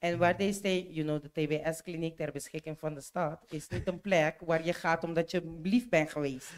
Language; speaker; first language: Dutch; non-native, learner; Papiamento